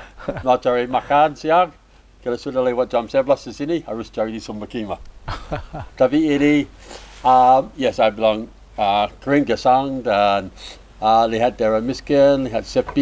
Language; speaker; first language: Indonesian; non-native, learner; English